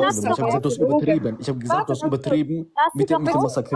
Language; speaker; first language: German; early bilingual, other home language; Arabic